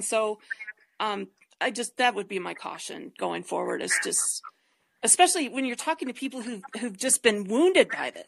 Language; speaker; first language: English; native; English